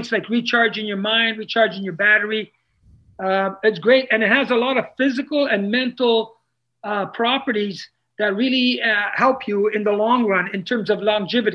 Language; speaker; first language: English; non-native, fluent; Italian